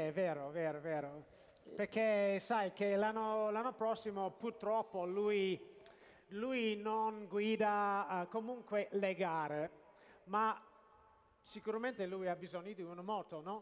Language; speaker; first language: Italian; non-native, fluent; Japanese